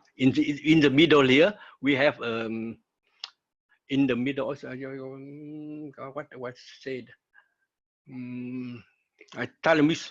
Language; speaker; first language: English; non-native, learner; Vietnamese